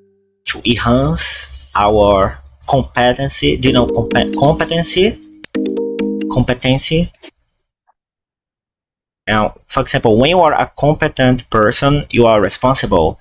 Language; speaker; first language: English; non-native, fluent; Portuguese